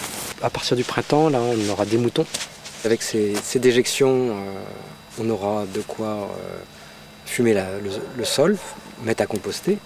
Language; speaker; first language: French; native; French